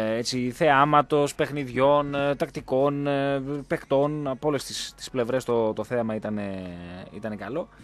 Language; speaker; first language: Greek; native; Greek